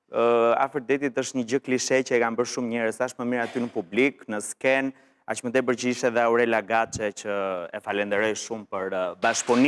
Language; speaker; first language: Albanian; native; Albanian